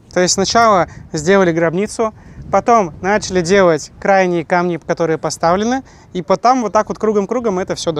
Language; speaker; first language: Russian; native; Russian